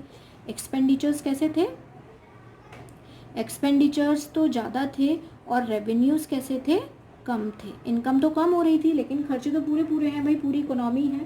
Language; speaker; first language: Hindi; native; Hindi